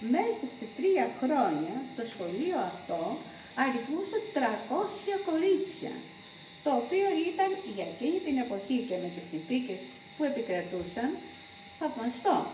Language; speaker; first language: Greek; native; Greek